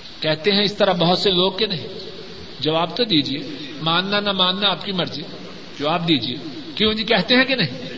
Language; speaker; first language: Urdu; non-native, local second language; Punjabi